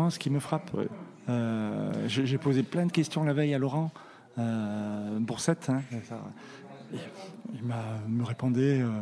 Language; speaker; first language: French; native; French